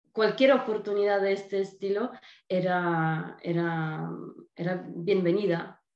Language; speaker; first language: Spanish; non-native, fluent; Polish